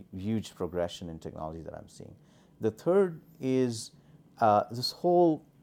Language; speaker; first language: English; non-native, local second language; Hindi